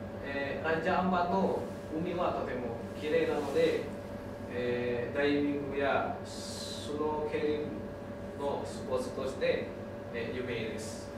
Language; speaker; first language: Japanese; non-native, learner; Indonesian